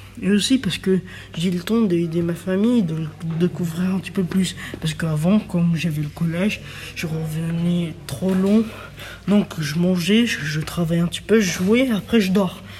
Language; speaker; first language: French; non-native, learner; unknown